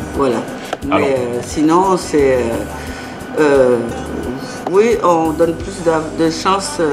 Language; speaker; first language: French; native; French